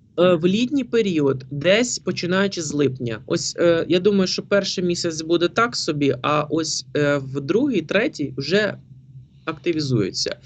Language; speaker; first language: Ukrainian; native; Ukrainian